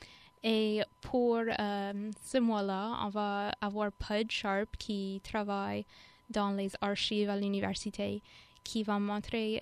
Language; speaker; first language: French; non-native, fluent; English